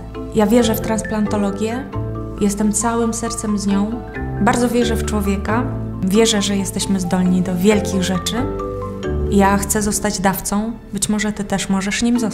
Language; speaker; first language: Polish; native; Polish